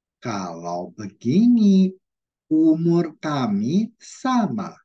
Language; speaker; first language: Indonesian; non-native, fluent; Chinese